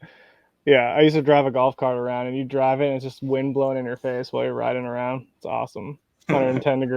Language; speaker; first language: English; native; English